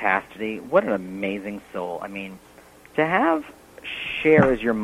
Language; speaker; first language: English; native; English